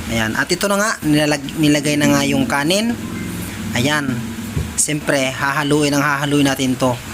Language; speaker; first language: Filipino; native; Filipino